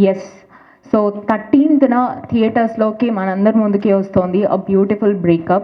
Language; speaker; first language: Telugu; native; Telugu